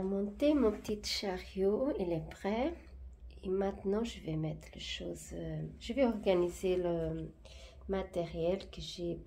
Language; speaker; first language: French; non-native, fluent; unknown